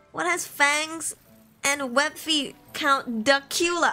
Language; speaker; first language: English; non-native, local second language; Min Nan Chinese